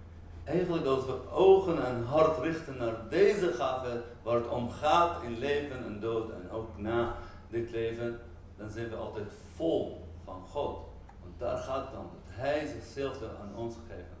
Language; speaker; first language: Dutch; non-native, fluent; Arabic